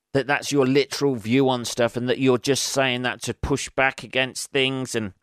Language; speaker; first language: English; native; English